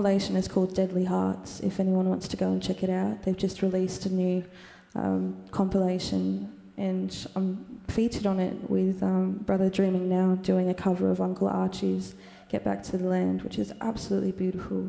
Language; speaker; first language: English; non-native, local second language; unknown